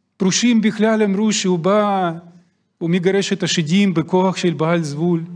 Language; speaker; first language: Hebrew; non-native, fluent; Russian